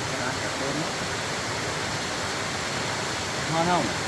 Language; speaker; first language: Vietnamese; native; Vietnamese